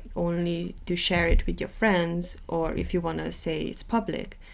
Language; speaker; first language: English; non-native, fluent; Hungarian